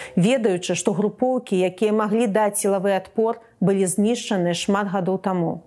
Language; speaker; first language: Belarusian; native; Belarusian